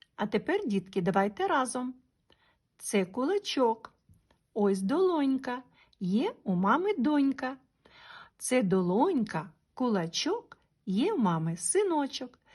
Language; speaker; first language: Ukrainian; native; Ukrainian